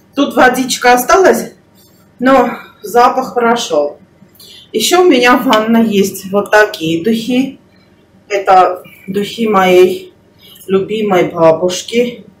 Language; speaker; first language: Russian; non-native, local second language; Armenian